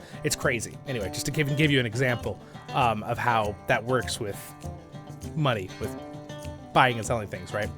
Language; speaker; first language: English; native; English